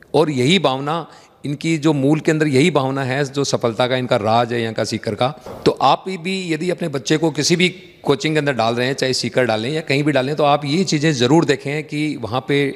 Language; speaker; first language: Hindi; native; Hindi